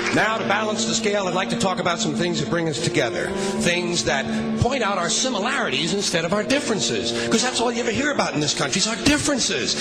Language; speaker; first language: English; native; English